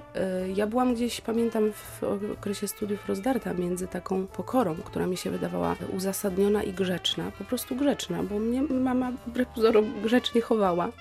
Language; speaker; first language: Polish; native; Polish